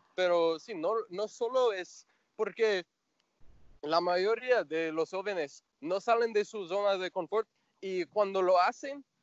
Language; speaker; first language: Spanish; non-native, fluent; English